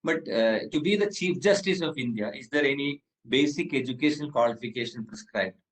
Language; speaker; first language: English; non-native, local second language; Malayalam